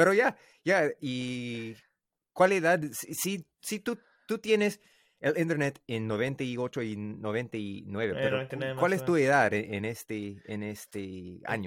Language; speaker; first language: Spanish; non-native, learner; English